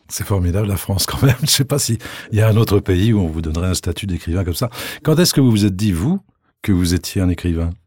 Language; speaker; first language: French; native; French